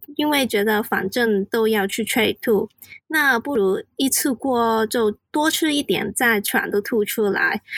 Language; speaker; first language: Chinese; non-native, local second language; Cantonese